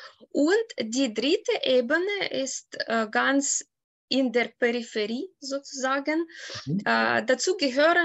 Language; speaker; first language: German; non-native, fluent; Ukrainian